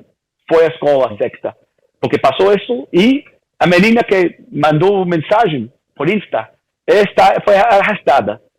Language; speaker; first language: Portuguese; early bilingual, heritage; Portuguese